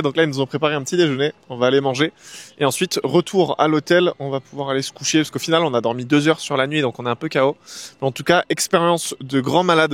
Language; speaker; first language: French; native; French